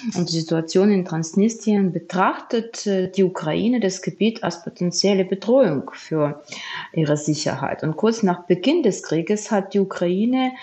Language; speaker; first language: German; non-native, fluent; Ukrainian